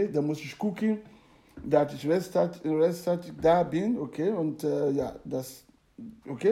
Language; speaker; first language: German; non-native, learner; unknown